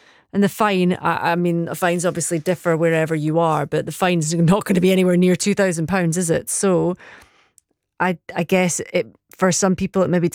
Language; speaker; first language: English; native; English